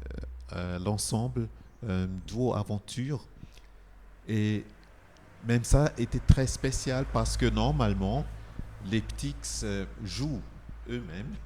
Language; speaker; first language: French; non-native, fluent; Igbo